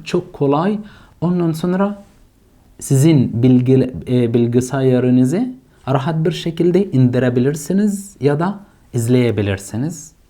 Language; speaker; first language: Turkish; non-native, fluent; Arabic